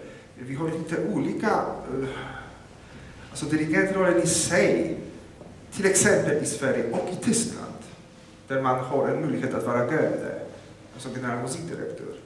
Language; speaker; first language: Swedish; non-native, fluent; Polish